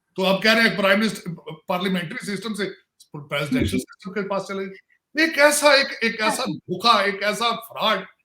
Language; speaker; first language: Urdu; non-native, local second language; Punjabi